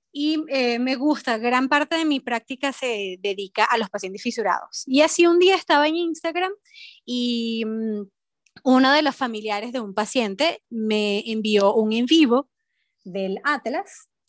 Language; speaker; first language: Spanish; native; Spanish